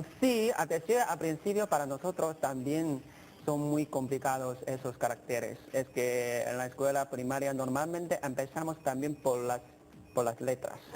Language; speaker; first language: Spanish; non-native, fluent; Chinese